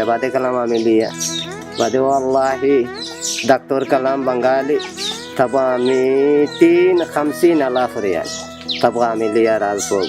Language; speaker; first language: Arabic; non-native, learner; Bangla